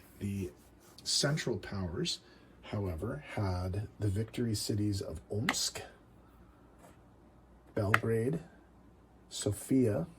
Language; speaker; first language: English; native; English